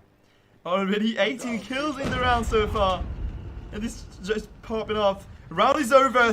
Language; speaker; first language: English; non-native, fluent; French